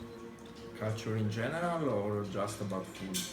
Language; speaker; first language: English; non-native, fluent; Italian